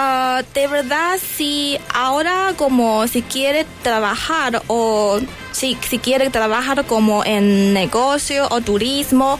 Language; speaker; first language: Spanish; non-native, learner; Chinese